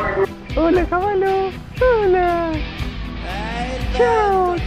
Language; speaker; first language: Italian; non-native, learner; Spanish